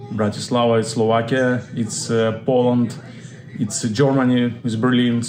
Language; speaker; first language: English; non-native, fluent; Russian